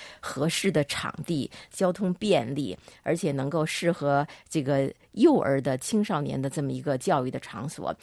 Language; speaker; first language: Chinese; native; Chinese